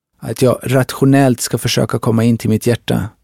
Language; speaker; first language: Swedish; early bilingual, other home language; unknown